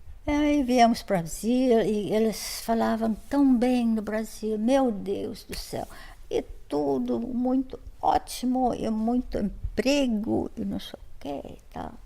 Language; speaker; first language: Portuguese; non-native, fluent; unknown